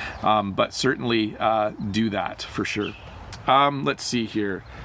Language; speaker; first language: English; native; English